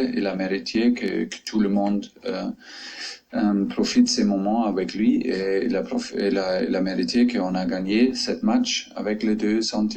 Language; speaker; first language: French; non-native, fluent; German